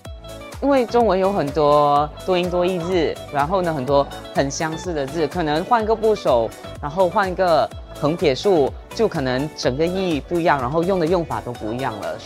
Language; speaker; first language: Chinese; non-native, fluent; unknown